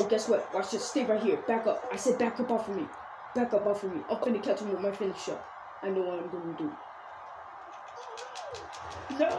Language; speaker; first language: English; native; English